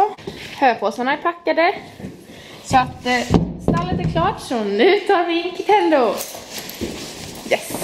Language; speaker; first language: Swedish; native; Swedish